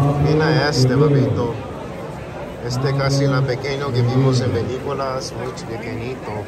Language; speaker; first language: Spanish; early bilingual, heritage; English